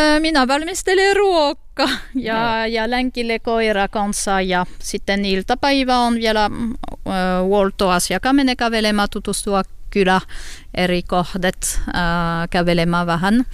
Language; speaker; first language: Finnish; non-native, learner; French